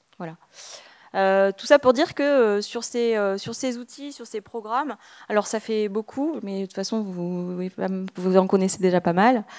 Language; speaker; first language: French; native; French